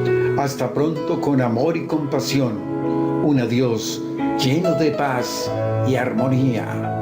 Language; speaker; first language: Spanish; native; Spanish